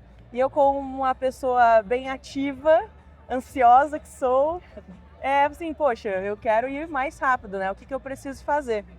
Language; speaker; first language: Portuguese; native; Portuguese